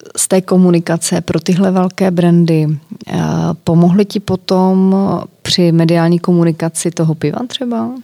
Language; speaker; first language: Czech; native; Czech